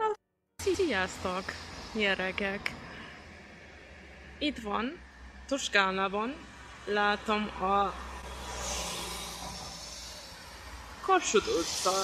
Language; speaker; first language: Hungarian; non-native, learner; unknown